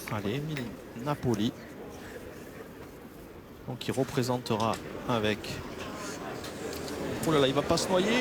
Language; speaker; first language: French; native; French